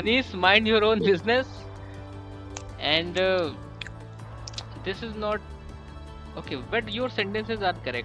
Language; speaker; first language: English; non-native, local second language; Hindi